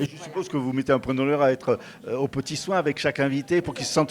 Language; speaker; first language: French; native; French